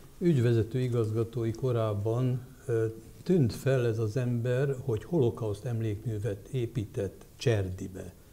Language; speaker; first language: Hungarian; native; Hungarian